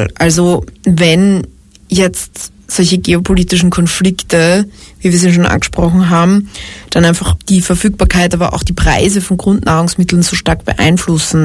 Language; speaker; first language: German; native; German